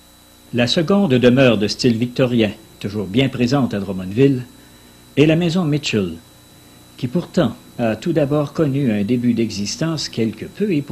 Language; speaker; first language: French; native; French